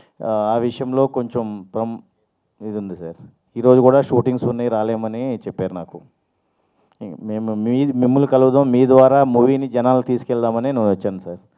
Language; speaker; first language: Telugu; native; Telugu